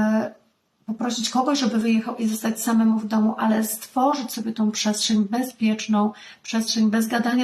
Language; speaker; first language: Polish; native; Polish